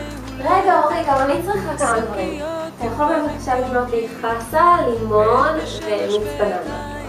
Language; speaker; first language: Hebrew; non-native, learner; English